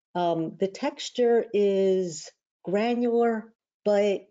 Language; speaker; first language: English; native; English